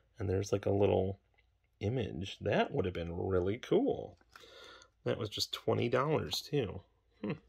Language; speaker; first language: English; native; English